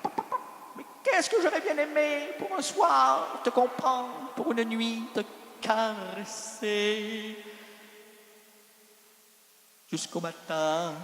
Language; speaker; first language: French; native; French